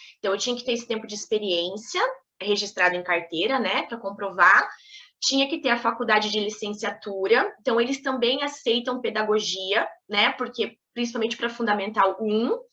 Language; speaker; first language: Portuguese; native; Portuguese